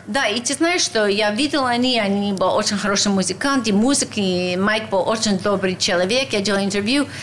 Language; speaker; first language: Russian; non-native, learner; English